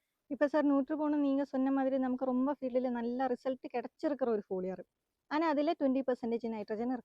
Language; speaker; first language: Tamil; non-native, local second language; Malayalam